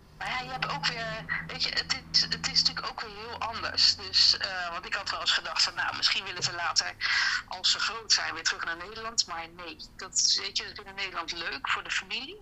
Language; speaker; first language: Dutch; native; Dutch